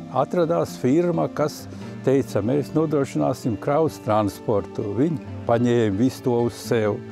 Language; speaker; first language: Latvian; native; Latvian